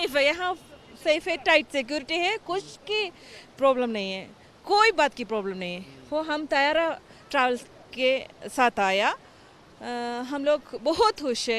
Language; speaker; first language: Hindi; non-native, local second language; Malayalam